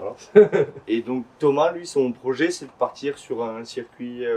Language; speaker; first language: French; native; French